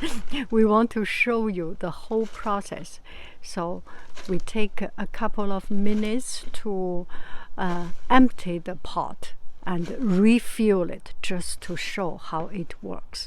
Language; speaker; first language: English; non-native, fluent; Chinese